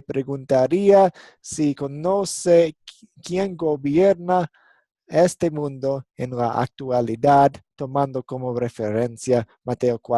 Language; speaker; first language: Spanish; non-native, fluent; English